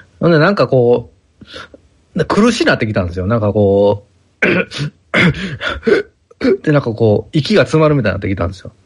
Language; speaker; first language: Japanese; native; Japanese